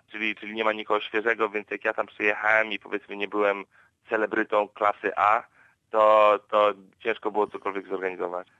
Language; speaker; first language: Polish; native; Polish